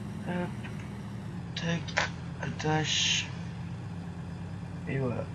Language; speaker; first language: French; native; French